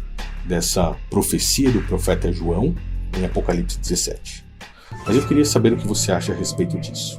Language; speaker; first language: Portuguese; native; Portuguese